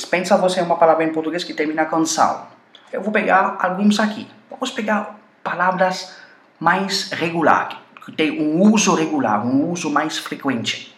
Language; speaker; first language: Portuguese; non-native, fluent; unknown